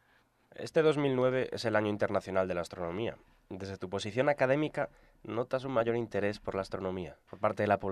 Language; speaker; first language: Spanish; native; Spanish